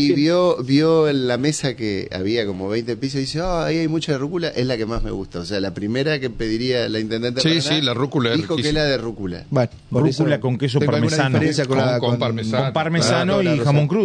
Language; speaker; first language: Spanish; native; Spanish